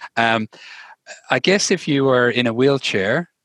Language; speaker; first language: English; native; English